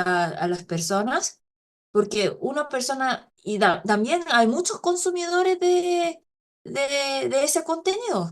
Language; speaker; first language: Spanish; non-native, fluent; Korean